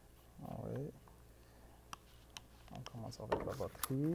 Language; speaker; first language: French; non-native, fluent; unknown